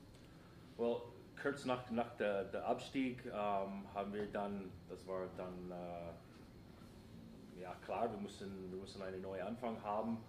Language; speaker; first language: German; non-native, fluent; English